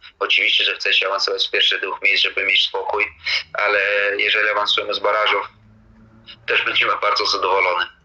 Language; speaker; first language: Polish; non-native, fluent; Latvian